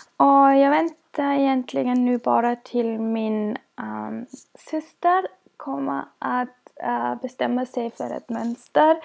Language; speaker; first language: Swedish; non-native, fluent; German